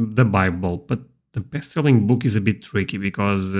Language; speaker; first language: English; non-native, fluent; Portuguese